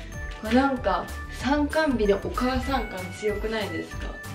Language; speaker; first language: Japanese; native; Japanese